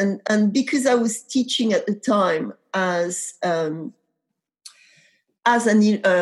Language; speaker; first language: English; non-native, fluent; French